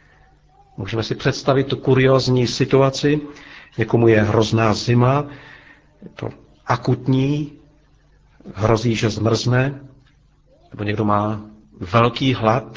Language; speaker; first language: Czech; native; Czech